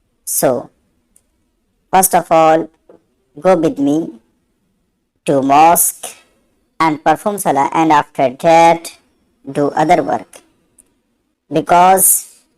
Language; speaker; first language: English; non-native, learner; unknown